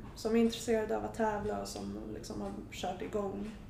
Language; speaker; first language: Swedish; native; Swedish